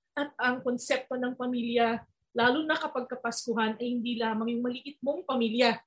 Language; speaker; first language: Filipino; native; Filipino